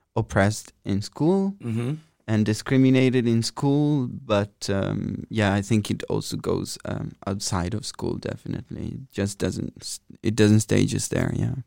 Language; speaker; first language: English; non-native, fluent; Italian